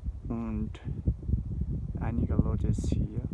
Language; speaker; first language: German; non-native, fluent; Nepali